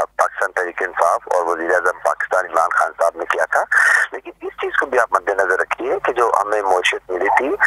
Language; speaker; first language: Urdu; non-native, local second language; Punjabi